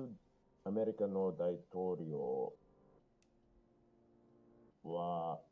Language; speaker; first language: Japanese; non-native, learner; English